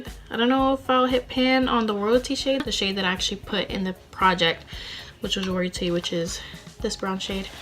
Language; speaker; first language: English; native; English